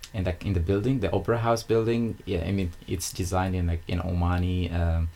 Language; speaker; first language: English; non-native, fluent; Arabic